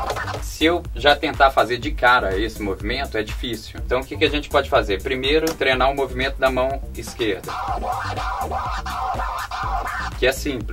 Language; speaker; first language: Portuguese; native; Portuguese